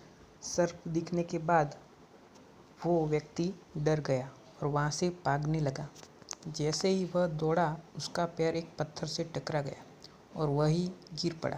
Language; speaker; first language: Hindi; native; Hindi